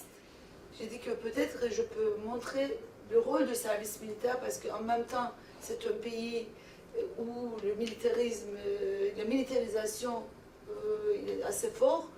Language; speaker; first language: French; non-native, fluent; Turkish